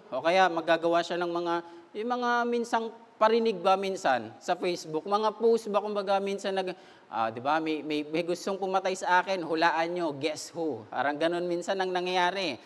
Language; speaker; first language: Filipino; native; Filipino